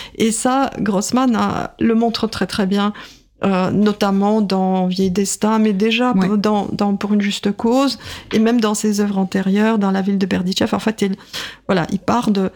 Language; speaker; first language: French; non-native, fluent; Russian